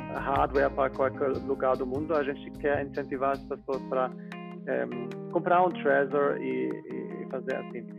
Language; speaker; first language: Portuguese; non-native, fluent; German